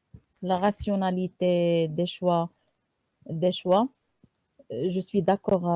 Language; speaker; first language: French; non-native, learner; Arabic